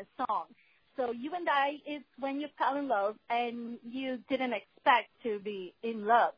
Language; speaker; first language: English; non-native, fluent; Portuguese